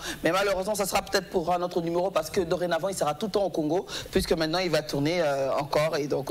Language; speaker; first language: French; native; French